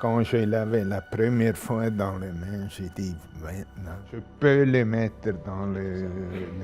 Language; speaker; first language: French; non-native, local second language; German